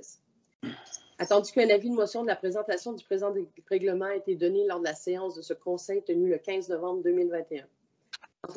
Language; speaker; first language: French; native; French